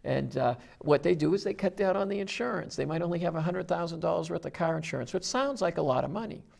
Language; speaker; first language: English; native; English